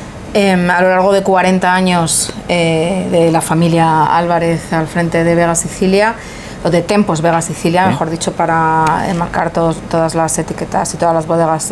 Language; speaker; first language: Spanish; native; Spanish